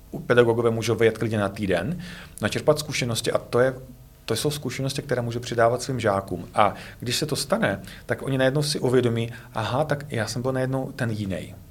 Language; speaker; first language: Czech; non-native, fluent; Russian